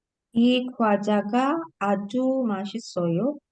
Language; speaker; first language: Korean; non-native, learner; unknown